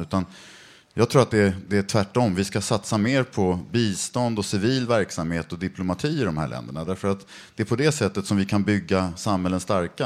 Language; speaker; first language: Swedish; native; Swedish